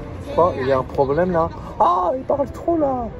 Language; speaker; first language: French; non-native, learner; Korean